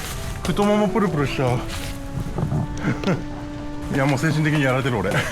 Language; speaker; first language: Japanese; native; Japanese